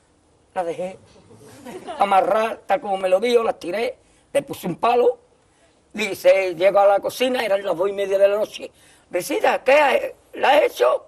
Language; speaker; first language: Spanish; native; Spanish